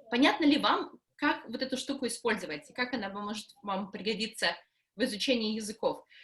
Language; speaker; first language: Russian; native; Russian